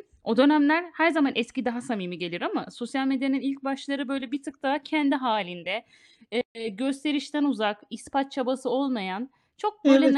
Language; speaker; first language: Turkish; native; Turkish